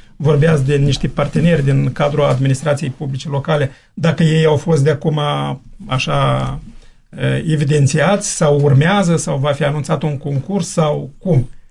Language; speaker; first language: Romanian; native; Romanian